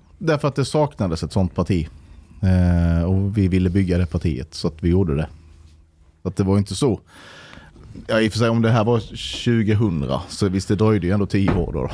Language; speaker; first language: Swedish; native; Swedish